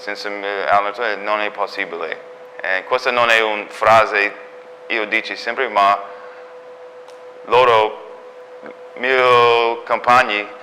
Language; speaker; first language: Italian; non-native, learner; English